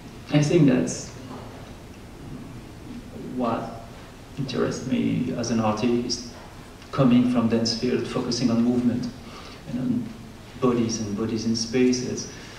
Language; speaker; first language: English; non-native, fluent; French